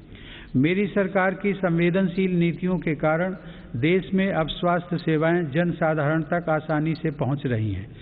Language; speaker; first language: Hindi; native; Hindi